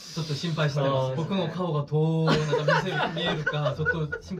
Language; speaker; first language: Japanese; non-native, fluent; Korean